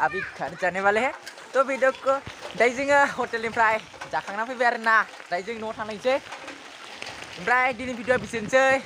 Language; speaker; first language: Hindi; non-native, local second language; Bodo